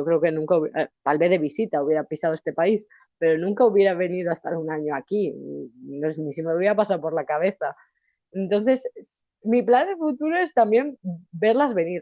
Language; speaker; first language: Spanish; native; Spanish